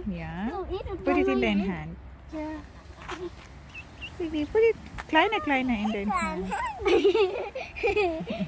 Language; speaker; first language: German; non-native, learner; Filipino